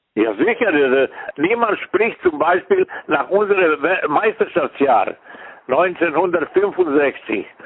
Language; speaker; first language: German; non-native, fluent; Serbian